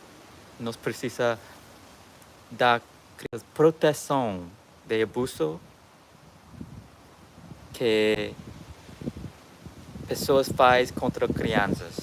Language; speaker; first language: Portuguese; non-native, learner; English